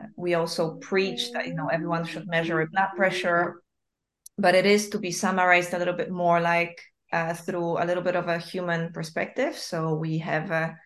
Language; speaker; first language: English; non-native, fluent; Polish